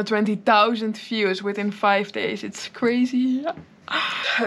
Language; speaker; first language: English; non-native, fluent; Dutch